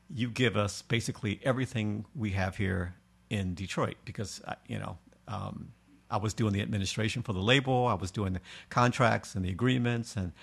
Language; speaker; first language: English; native; English